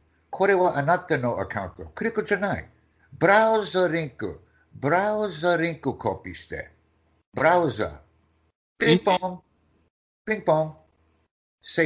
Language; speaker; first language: Japanese; non-native, learner; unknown